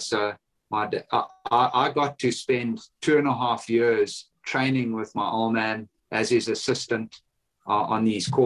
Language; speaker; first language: English; native; English